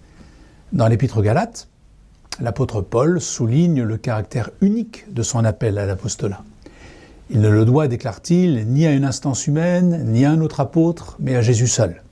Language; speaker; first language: French; native; French